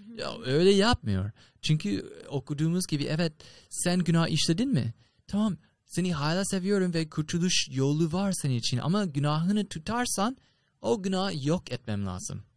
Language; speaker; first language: Turkish; non-native, fluent; English